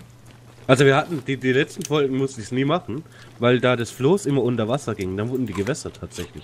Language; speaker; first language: German; native; German